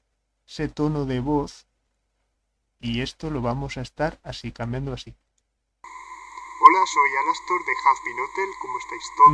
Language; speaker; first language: Spanish; native; Spanish